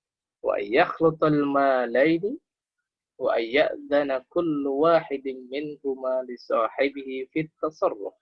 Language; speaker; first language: Arabic; non-native, fluent; Indonesian